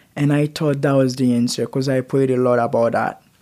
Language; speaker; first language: English; non-native, learner; Haitian Creole